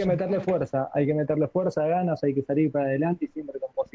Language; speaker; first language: Spanish; native; Spanish